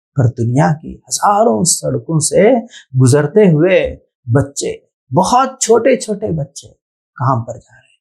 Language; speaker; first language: Hindi; non-native, local second language; Telugu